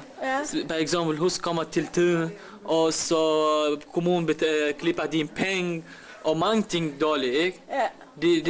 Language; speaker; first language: Danish; non-native, learner; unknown